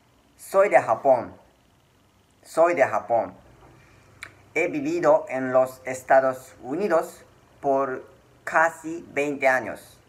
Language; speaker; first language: Spanish; non-native, learner; Japanese